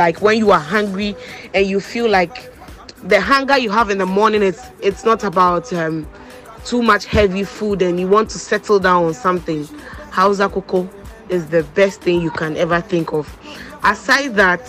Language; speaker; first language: English; non-native, local second language; Akan